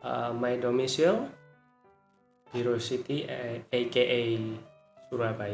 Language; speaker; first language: English; non-native, learner; Indonesian